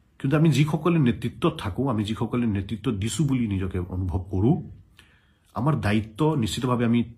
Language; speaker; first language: Assamese; non-native, local second language; Hindi